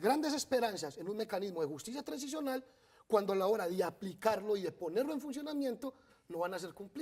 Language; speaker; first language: Spanish; native; Spanish